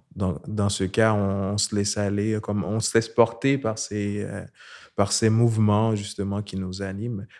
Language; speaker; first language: French; non-native, local second language; Haitian Creole